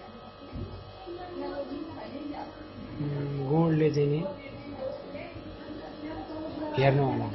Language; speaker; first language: Nepali; native; Nepali